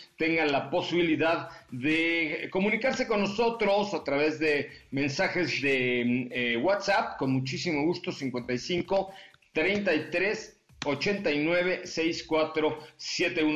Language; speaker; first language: Spanish; native; Spanish